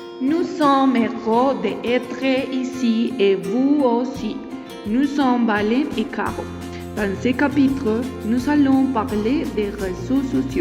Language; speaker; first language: French; non-native, learner; Spanish